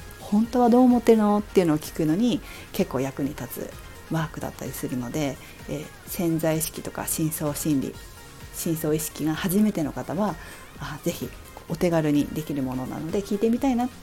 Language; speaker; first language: Japanese; native; Japanese